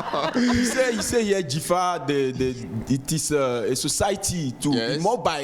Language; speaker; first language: English; non-native, learner; French